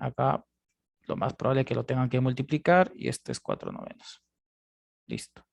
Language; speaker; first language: Spanish; native; Spanish